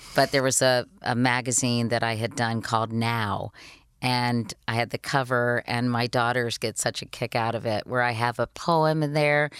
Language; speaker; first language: English; native; English